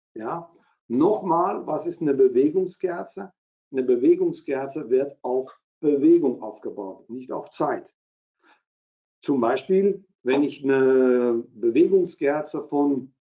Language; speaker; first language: German; non-native, local second language; Dutch